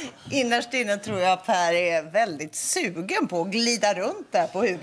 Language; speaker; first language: Swedish; native; Swedish